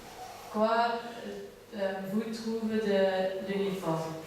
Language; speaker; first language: French; non-native, learner; Dutch